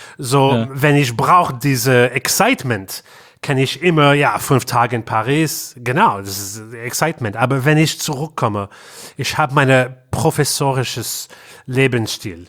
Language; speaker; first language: German; non-native, learner; English